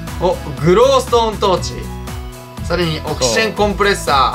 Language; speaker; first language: Japanese; native; Japanese